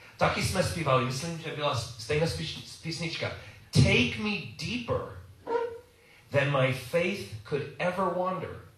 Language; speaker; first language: Czech; non-native, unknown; English